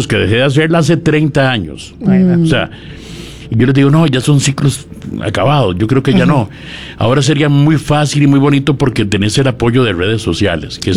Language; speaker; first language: Spanish; native; Spanish